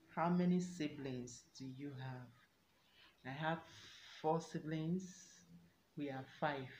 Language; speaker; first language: English; non-native, local second language; Igbo